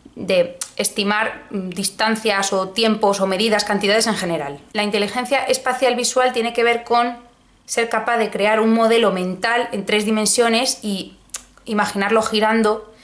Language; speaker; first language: Spanish; native; Spanish